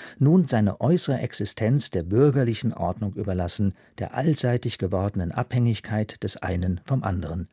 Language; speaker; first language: German; native; German